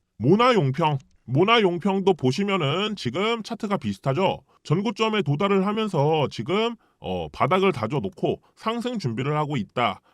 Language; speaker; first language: Korean; early bilingual, heritage; Korean